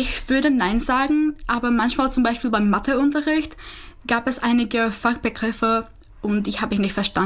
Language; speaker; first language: German; non-native, fluent; Czech